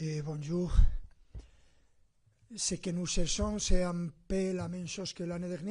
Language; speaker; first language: French; non-native, fluent; Spanish